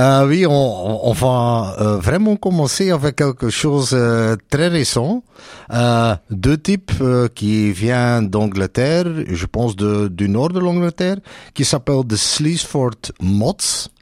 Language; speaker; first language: French; non-native, local second language; Dutch